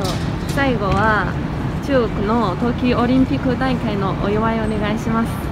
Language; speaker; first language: Japanese; non-native, learner; Chinese